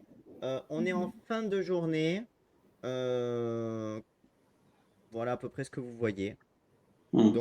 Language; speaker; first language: French; native; French